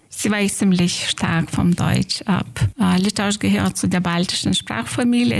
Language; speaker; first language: German; non-native, fluent; Lithuanian